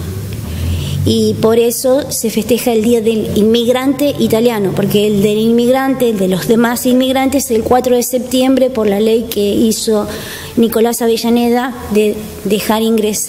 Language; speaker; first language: Spanish; native; Spanish